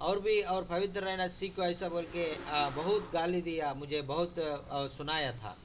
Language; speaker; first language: Hindi; non-native, local second language; Telugu